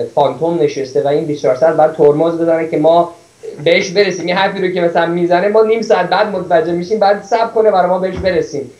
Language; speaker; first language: Persian; early bilingual, heritage; Persian